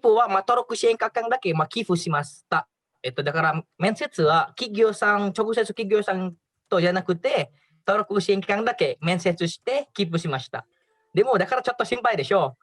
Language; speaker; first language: Japanese; non-native, learner; Indonesian